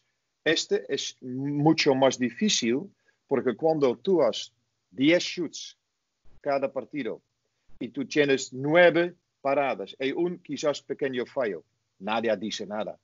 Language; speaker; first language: Spanish; non-native, fluent; Dutch